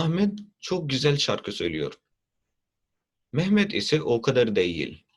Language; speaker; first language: Turkish; non-native, fluent; Urdu